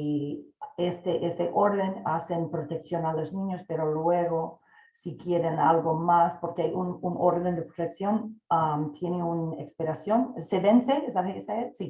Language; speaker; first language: Spanish; non-native, fluent; English